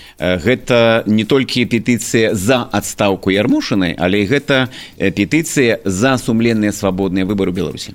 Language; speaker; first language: Belarusian; native; Belarusian